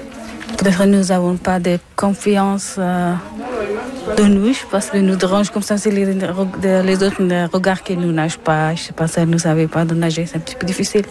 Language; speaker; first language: French; non-native, learner; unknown